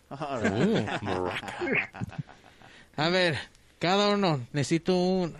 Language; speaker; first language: Spanish; non-native, learner; English